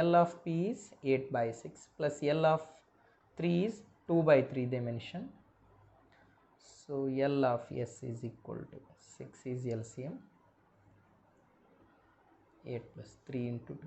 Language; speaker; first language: English; non-native, local second language; Kannada